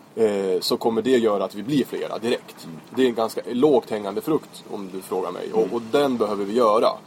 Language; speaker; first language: Swedish; native; Swedish